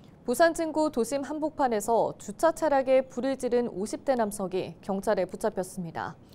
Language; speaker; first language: Korean; native; Korean